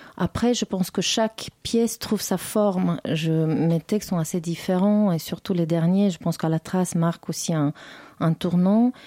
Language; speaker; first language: French; non-native, fluent; Romanian